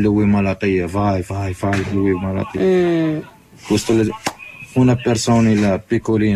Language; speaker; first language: Italian; non-native, learner; Arabic